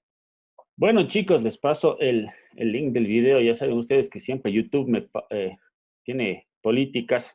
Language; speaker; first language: Spanish; native; Spanish